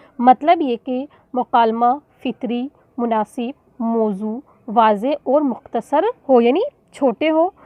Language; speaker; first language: Urdu; native; Urdu